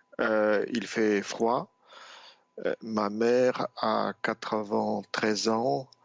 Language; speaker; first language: French; non-native, fluent; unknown